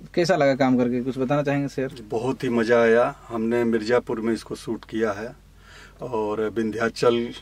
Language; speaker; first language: Hindi; native; Hindi